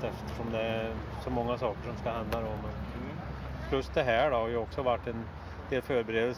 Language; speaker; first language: Swedish; native; Swedish